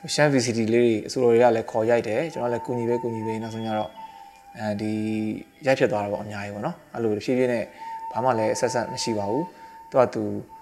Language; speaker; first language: Burmese; non-native, local second language; Shan